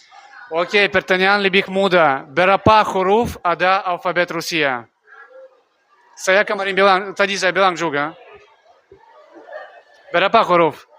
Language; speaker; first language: Indonesian; non-native, learner; Russian